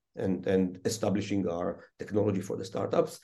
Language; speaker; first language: English; early bilingual, other home language; Hebrew